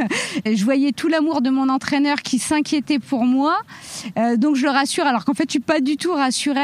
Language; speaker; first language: French; native; French